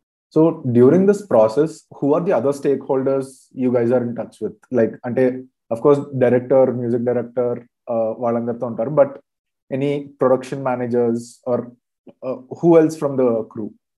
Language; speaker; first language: English; non-native, local second language; Telugu